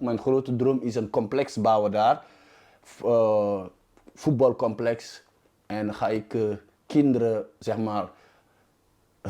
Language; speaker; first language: Dutch; non-native, fluent; Wolof